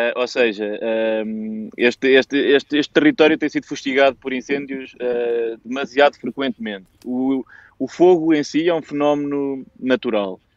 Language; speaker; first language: Portuguese; native; Portuguese